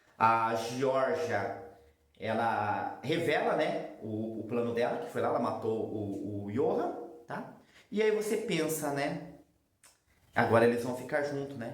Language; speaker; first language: Portuguese; native; Portuguese